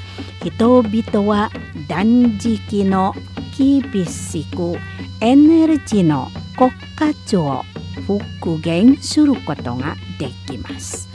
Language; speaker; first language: Japanese; non-native, learner; Indonesian